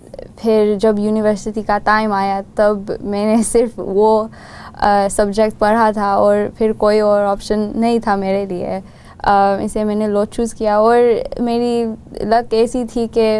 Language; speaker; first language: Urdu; non-native, learner; Gujarati